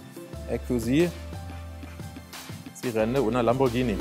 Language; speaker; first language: Italian; non-native, fluent; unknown